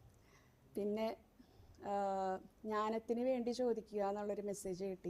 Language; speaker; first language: Malayalam; native; Malayalam